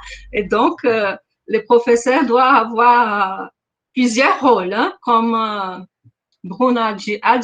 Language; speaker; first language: French; non-native, fluent; Portuguese